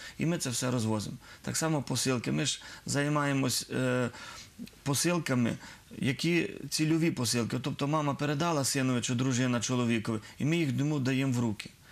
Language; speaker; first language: Ukrainian; native; Ukrainian